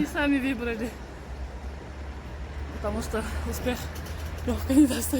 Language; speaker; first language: Russian; non-native, local second language; Tajik